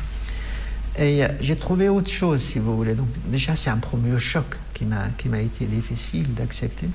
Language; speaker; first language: French; non-native, fluent; Arabic